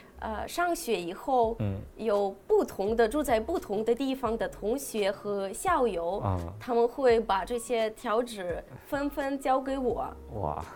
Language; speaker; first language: Chinese; non-native, fluent; Russian